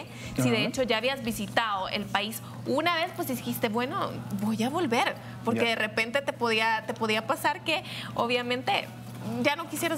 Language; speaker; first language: Spanish; native; Spanish